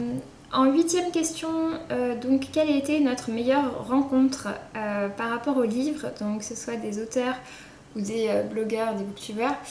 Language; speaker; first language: French; native; French